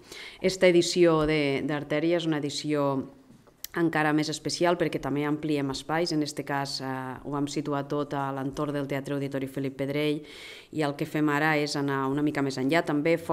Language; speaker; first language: Catalan; native; Catalan